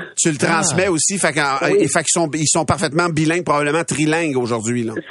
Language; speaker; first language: French; native; French